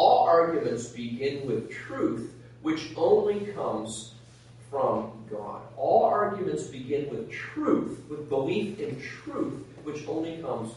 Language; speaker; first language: English; native; English